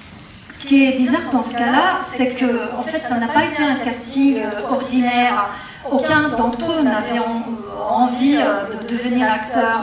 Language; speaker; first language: French; native; French